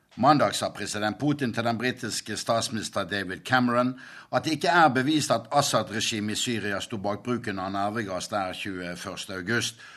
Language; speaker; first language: Norwegian; native; Norwegian